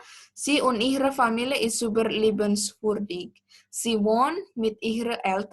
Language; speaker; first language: German; non-native, learner; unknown